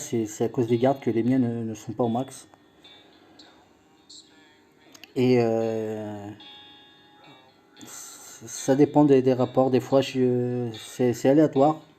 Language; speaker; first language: French; native; French